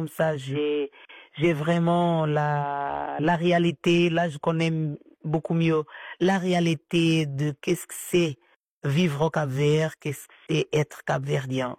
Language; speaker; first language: French; non-native, fluent; Portuguese